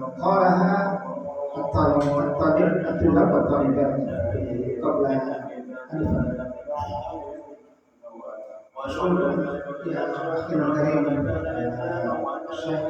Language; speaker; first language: Arabic; non-native, fluent; Indonesian